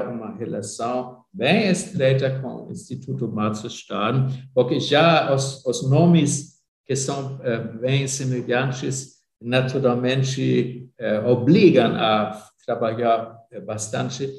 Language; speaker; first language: Portuguese; non-native, fluent; German